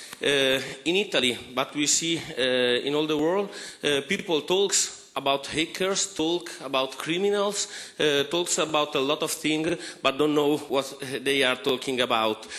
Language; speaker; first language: English; non-native, fluent; Italian